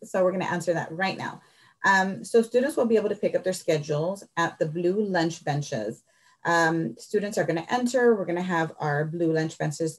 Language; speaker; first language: English; early bilingual, other home language; Spanish